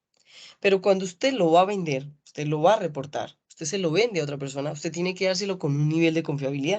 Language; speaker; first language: Spanish; native; Spanish